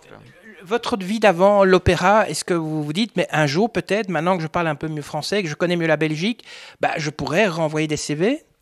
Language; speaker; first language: French; native; French